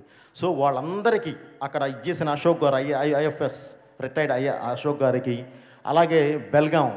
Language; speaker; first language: Telugu; native; Telugu